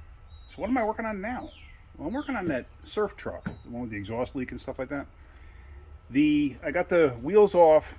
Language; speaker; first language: English; native; English